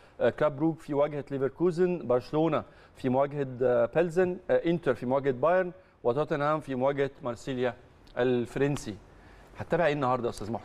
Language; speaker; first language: Arabic; native; Arabic